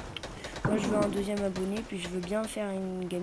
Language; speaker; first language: French; native; French